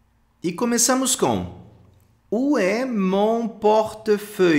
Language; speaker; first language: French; non-native, fluent; Portuguese